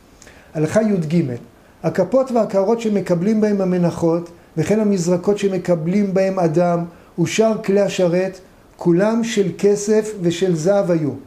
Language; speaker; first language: Hebrew; native; Hebrew